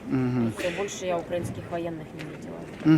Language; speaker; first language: Russian; native; Russian